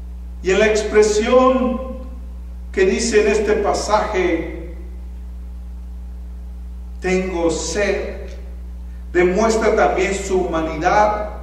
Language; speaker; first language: Spanish; native; Spanish